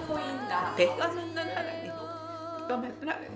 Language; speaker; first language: Korean; native; Korean